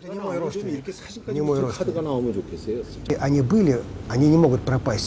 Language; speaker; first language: Russian; native; Russian